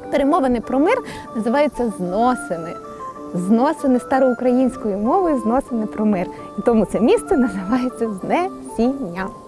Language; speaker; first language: Ukrainian; native; Ukrainian